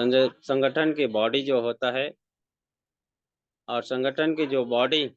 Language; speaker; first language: Hindi; native; Hindi